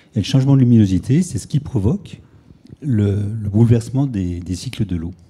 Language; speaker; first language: French; native; French